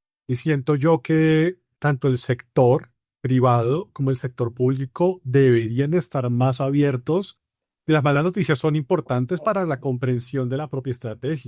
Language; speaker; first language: Spanish; native; Spanish